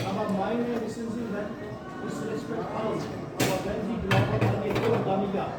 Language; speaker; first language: German; non-native, learner; Urdu